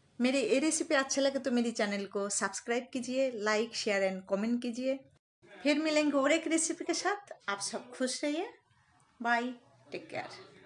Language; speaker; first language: Hindi; native; Hindi